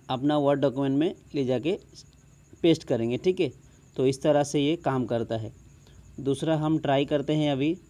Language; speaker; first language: Hindi; non-native, local second language; Bangla